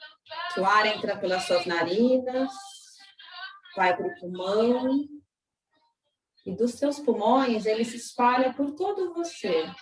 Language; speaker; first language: Portuguese; native; Portuguese